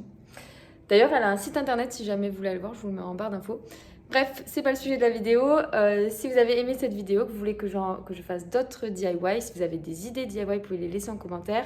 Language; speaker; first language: French; native; French